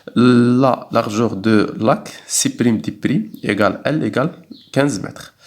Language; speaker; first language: French; non-native, local second language; Arabic